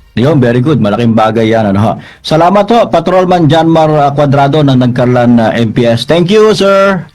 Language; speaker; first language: Filipino; native; Filipino